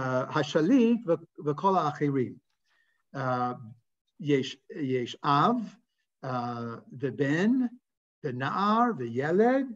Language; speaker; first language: Hebrew; non-native, fluent; English